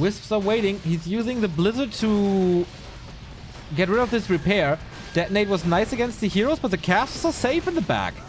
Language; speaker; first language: English; non-native, fluent; German